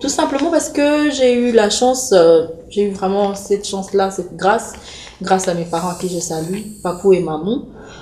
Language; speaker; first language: French; non-native, local second language; Lingala